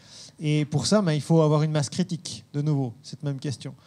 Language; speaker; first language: French; native; French